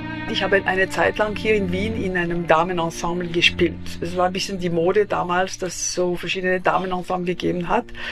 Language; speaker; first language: German; non-native, fluent; French